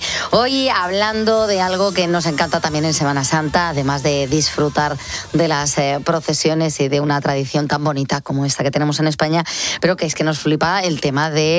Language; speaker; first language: Spanish; native; Spanish